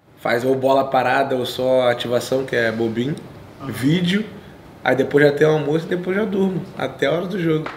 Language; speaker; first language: Portuguese; native; Portuguese